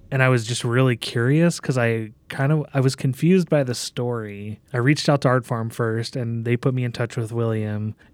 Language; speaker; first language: English; native; English